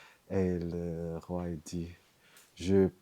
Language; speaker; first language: French; non-native, fluent; Vietnamese